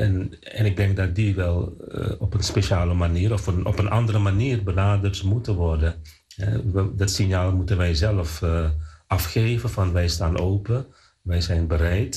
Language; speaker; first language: Dutch; non-native, fluent; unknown